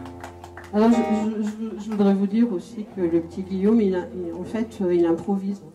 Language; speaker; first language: French; native; French